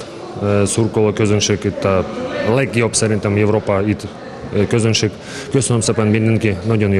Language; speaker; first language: Hungarian; non-native, learner; Russian